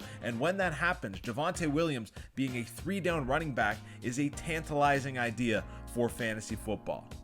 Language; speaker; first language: English; native; English